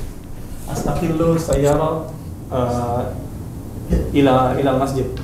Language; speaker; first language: Arabic; non-native, learner; Indonesian